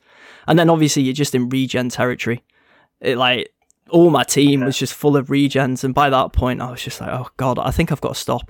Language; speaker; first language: English; native; English